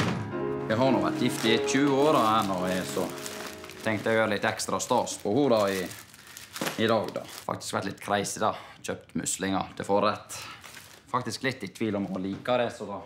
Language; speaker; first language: Norwegian; native; Norwegian